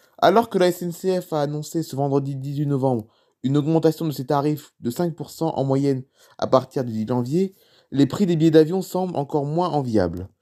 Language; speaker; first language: French; native; French